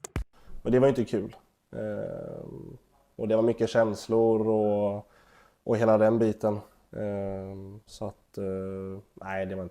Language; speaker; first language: Swedish; native; Swedish